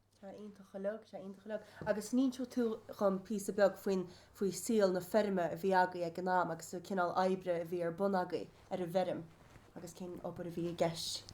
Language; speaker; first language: Irish; native; Irish